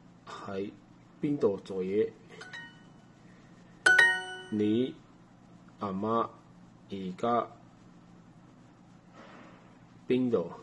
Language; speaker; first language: Cantonese; non-native, learner; Chinese